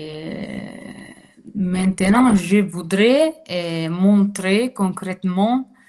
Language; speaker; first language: French; non-native, fluent; Italian